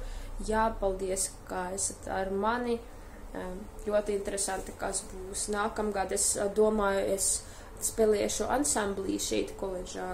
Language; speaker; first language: Latvian; non-native, fluent; Russian